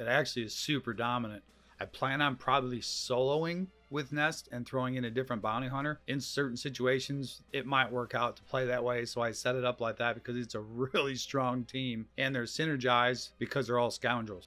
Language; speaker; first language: English; native; English